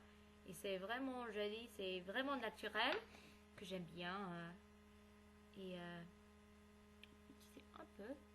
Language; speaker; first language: French; non-native, learner; English